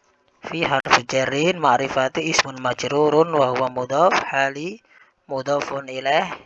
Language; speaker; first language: Arabic; non-native, fluent; Indonesian